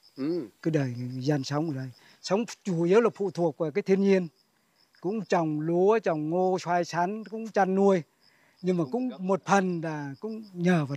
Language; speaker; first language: Vietnamese; native; Vietnamese